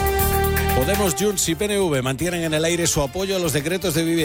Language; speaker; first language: Spanish; native; Spanish